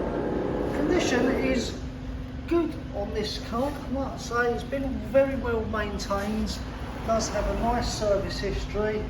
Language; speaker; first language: English; native; English